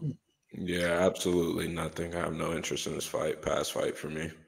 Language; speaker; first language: English; native; English